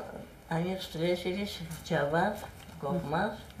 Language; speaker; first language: Russian; non-native, local second language; Azerbaijani